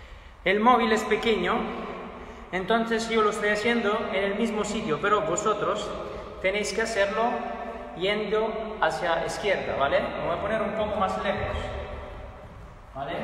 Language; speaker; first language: Spanish; non-native, fluent; Italian